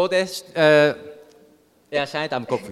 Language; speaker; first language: German; non-native, learner; Japanese